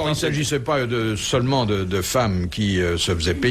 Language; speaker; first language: French; native; French